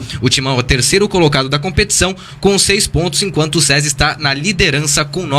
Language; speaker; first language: Portuguese; native; Portuguese